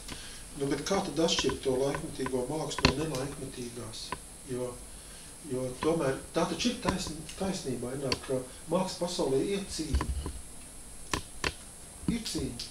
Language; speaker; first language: Latvian; native; Latvian